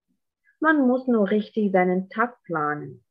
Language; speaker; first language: German; non-native, fluent; Russian